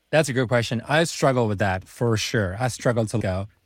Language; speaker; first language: English; early bilingual, other home language; Czech